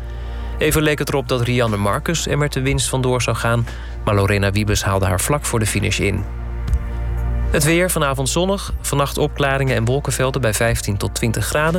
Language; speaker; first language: Dutch; native; Dutch